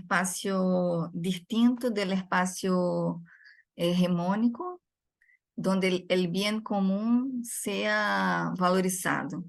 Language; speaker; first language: Spanish; non-native, fluent; Portuguese